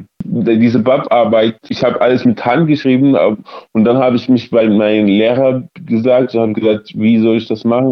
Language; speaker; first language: German; early bilingual, other home language; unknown